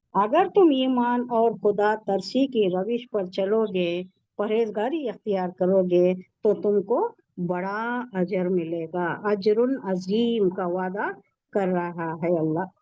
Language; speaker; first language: Urdu; native; Urdu